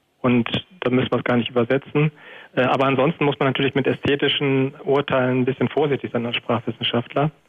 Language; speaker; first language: German; native; German